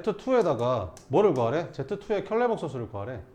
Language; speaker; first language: Korean; native; Korean